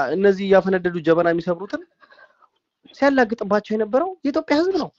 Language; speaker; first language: Amharic; non-native, local second language; Tigrinya